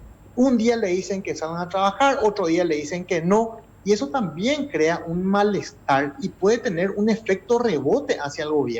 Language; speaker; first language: Spanish; native; Spanish